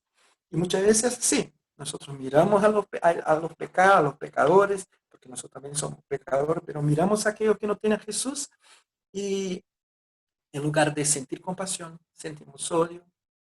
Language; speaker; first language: Spanish; non-native, fluent; Portuguese